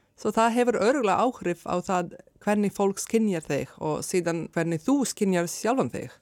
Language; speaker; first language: Icelandic; non-native, fluent; Serbian